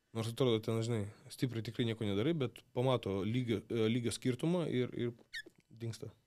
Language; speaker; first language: Lithuanian; non-native, local second language; Russian